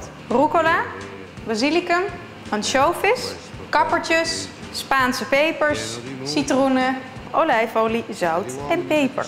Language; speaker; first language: Dutch; non-native, fluent; Italian